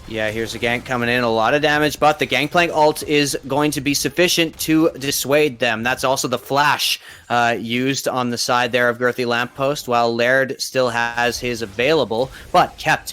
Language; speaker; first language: English; native; English